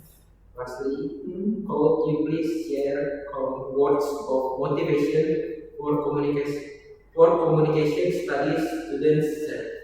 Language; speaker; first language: English; non-native, learner; Indonesian